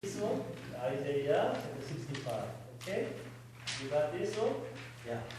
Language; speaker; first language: English; non-native, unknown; Korean